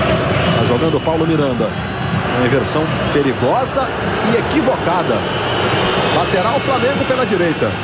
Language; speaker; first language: Portuguese; native; Portuguese